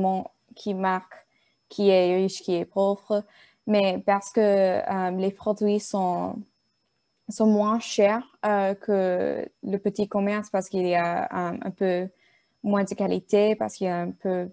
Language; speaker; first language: French; non-native, learner; English